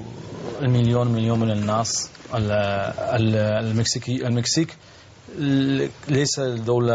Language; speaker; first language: Arabic; non-native, learner; Spanish